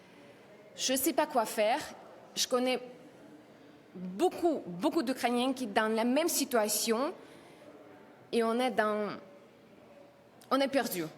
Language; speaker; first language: French; non-native, learner; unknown